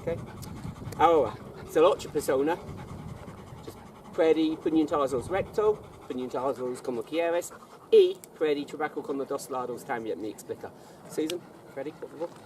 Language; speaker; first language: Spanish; non-native, learner; English